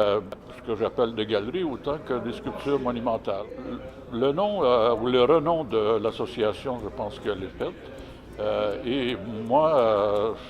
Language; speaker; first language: French; native; French